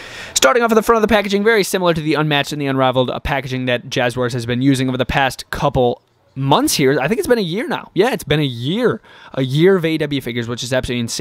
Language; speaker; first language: English; native; English